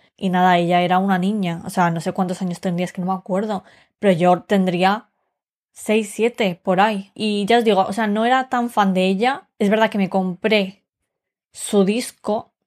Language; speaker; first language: Spanish; early bilingual, other home language; Romanian